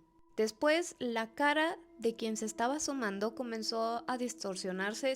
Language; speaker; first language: Spanish; native; Spanish